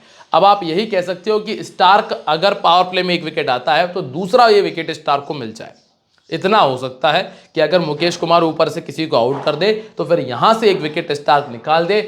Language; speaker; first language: Hindi; native; Hindi